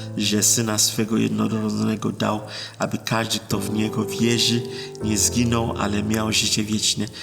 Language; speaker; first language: Polish; non-native, fluent; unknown